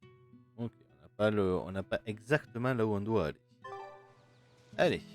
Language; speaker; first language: French; native; French